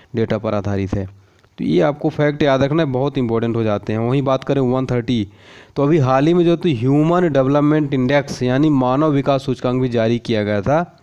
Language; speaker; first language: Hindi; native; Hindi